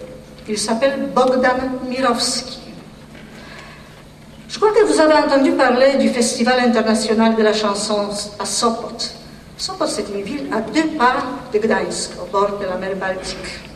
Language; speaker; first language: French; non-native, fluent; Polish